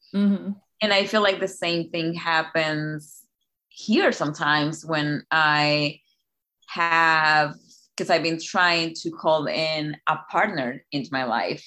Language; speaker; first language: English; non-native, fluent; Spanish